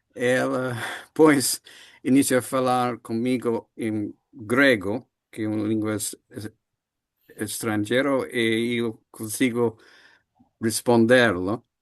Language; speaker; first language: Portuguese; non-native, learner; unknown